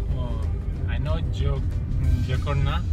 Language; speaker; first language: English; non-native, fluent; Turkish